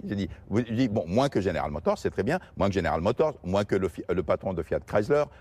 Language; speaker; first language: French; non-native, local second language; Portuguese